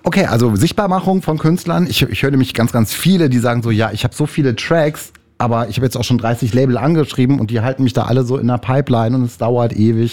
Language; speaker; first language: German; native; German